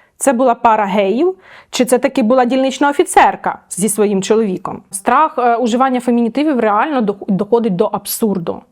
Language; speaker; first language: Ukrainian; native; Ukrainian